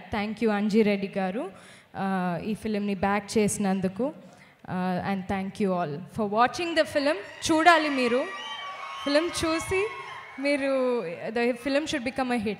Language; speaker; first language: Telugu; non-native, fluent; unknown